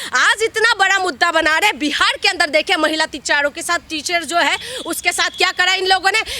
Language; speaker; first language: Hindi; non-native, local second language; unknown